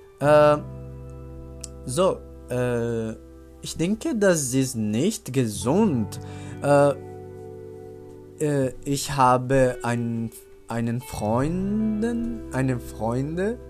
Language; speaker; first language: German; non-native, learner; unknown